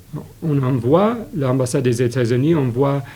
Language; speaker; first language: French; non-native, fluent; English